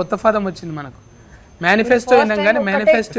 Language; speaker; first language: Telugu; native; Telugu